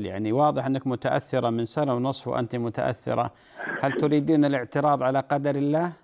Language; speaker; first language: Arabic; native; Arabic